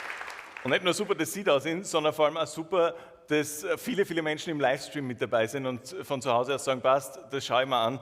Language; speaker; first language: German; native; German